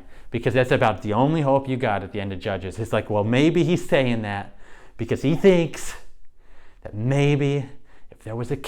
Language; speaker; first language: English; native; English